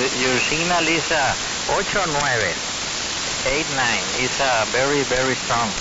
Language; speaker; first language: English; non-native, learner; Spanish